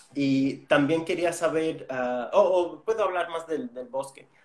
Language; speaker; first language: Spanish; non-native, fluent; English